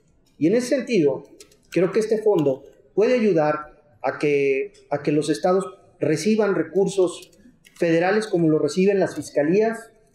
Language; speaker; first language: Spanish; native; Spanish